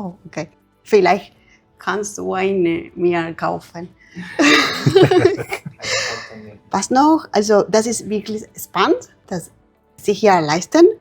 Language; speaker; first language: German; non-native, learner; Spanish